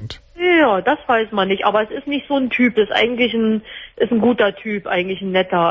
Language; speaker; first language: German; native; German